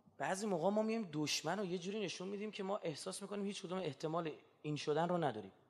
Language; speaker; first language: Persian; native; Persian